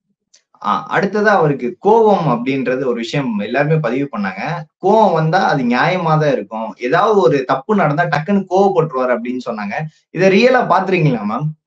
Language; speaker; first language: Tamil; native; Tamil